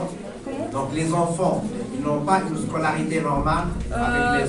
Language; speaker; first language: French; non-native, local second language; Arabic